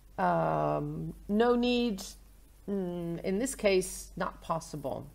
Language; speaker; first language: English; non-native, fluent; Vietnamese